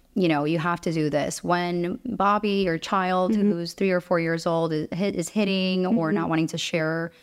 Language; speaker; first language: English; early bilingual, other home language; Romanian